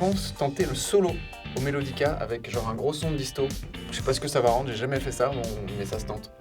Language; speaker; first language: French; native; French